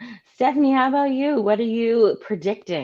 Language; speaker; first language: English; native; English